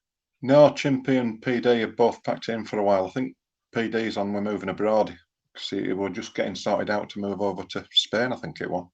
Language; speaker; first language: English; native; English